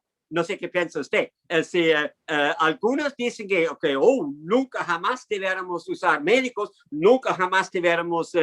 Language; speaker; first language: Spanish; non-native, fluent; English